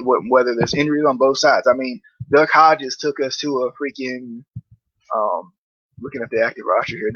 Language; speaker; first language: English; native; English